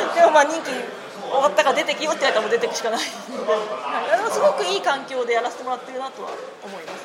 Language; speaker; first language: Japanese; native; Japanese